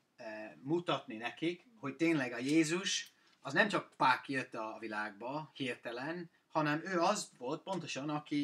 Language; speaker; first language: Hungarian; non-native, fluent; English